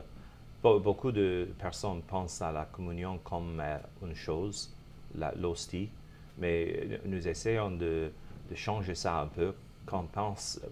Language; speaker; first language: French; non-native, fluent; English